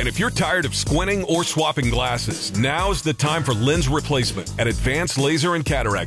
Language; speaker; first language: English; native; English